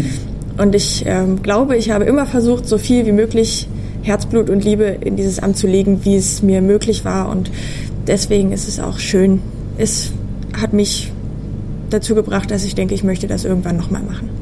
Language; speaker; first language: German; native; German